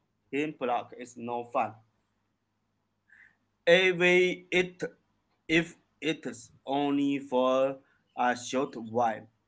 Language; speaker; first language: English; non-native, learner; Chinese